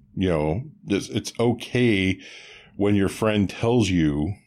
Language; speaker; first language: English; native; English